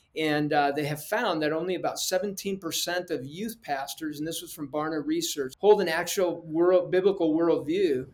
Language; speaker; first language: English; early bilingual, other home language; Spanish